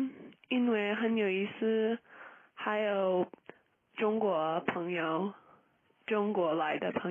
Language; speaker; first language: Chinese; non-native, learner; English